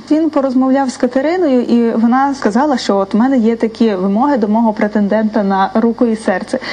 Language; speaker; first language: Ukrainian; native; Ukrainian